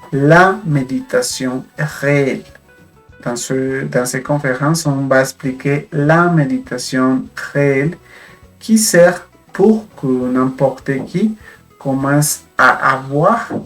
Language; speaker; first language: French; non-native, fluent; Spanish